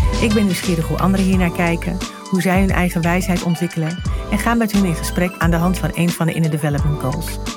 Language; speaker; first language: Dutch; native; Dutch